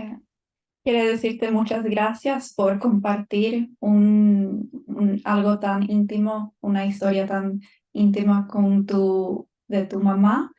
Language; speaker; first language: Spanish; non-native, fluent; Swedish